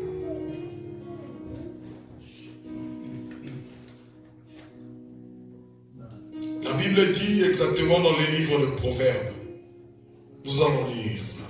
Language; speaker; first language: French; non-native, local second language; Lingala